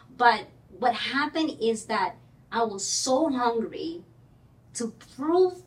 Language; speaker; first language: English; early bilingual, other home language; Spanish